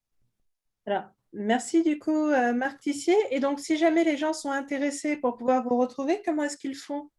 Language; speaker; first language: French; native; French